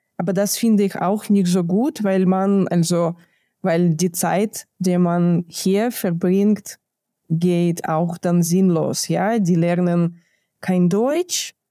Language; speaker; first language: German; non-native, fluent; Ukrainian